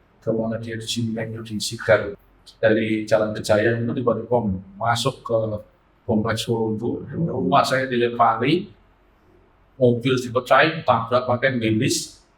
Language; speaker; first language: Indonesian; native; Indonesian